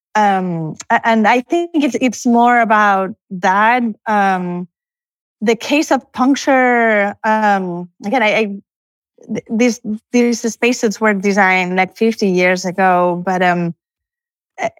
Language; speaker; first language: English; non-native, fluent; Spanish